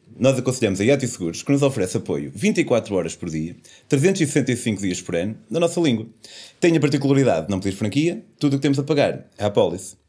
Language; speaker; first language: Portuguese; native; Portuguese